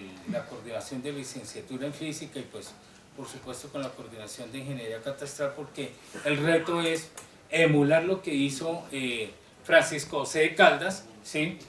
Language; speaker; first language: Spanish; native; Spanish